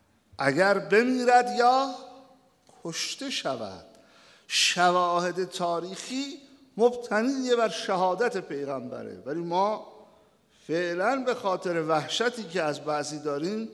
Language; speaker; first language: Persian; native; Persian